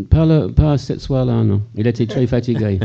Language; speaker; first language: French; non-native, fluent; English